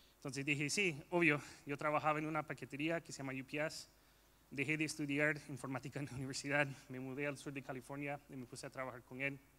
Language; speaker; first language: Spanish; non-native, fluent; English